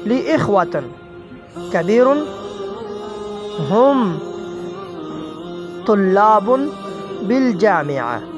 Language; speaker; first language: Arabic; non-native, fluent; Persian